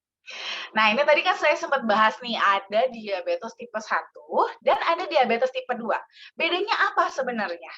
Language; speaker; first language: Indonesian; native; Indonesian